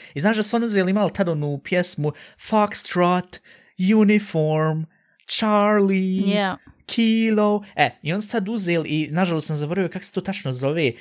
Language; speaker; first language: Bosnian; early bilingual, heritage; Bosnian